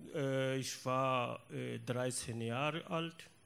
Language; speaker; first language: German; non-native, learner; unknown